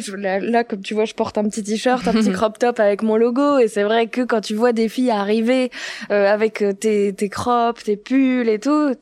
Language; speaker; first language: French; native; French